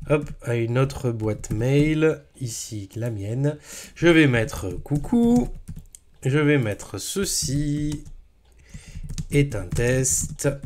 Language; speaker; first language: French; native; French